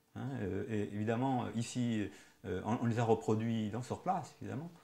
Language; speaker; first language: French; native; French